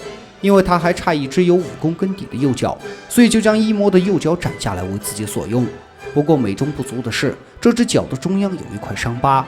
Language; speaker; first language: Chinese; native; Chinese